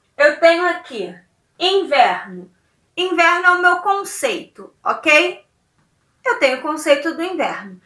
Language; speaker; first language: Portuguese; native; Portuguese